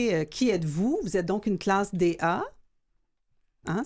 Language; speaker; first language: French; native; French